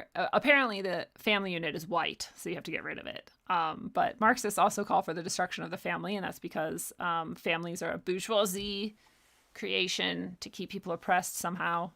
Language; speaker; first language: English; native; English